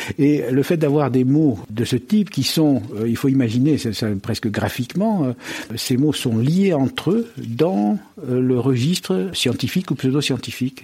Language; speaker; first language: French; native; French